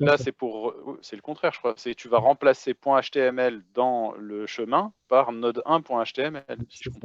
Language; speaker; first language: French; native; French